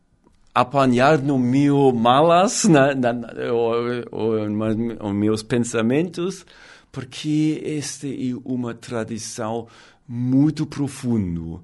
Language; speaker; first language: Portuguese; non-native, learner; German